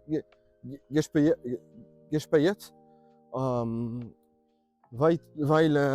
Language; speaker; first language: German; non-native, learner; French